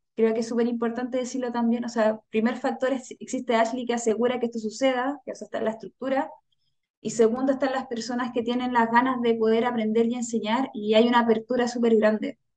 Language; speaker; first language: Spanish; native; Spanish